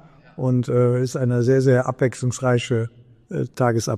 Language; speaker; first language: German; native; German